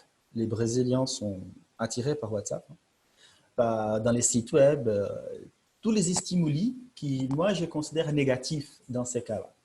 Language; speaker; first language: French; non-native, fluent; Portuguese